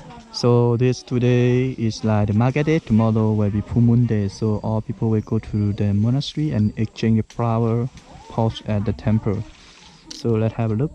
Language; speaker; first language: English; non-native, learner; Khün